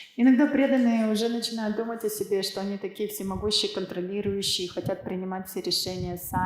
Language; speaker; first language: Russian; native; Russian